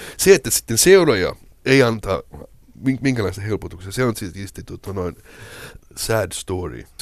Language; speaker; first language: Finnish; non-native, local second language; Swedish